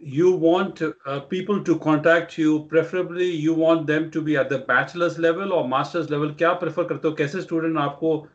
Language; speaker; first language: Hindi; non-native, local second language; Punjabi